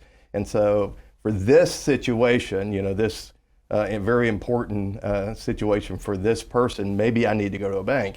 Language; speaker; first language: English; native; English